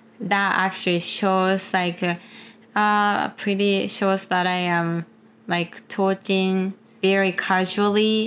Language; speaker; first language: English; non-native, fluent; Japanese